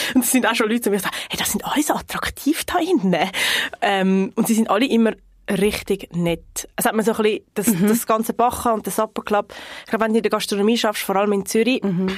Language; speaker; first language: German; non-native, fluent; Portuguese